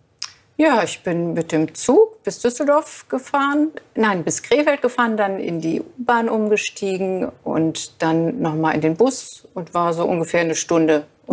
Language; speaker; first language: German; native; German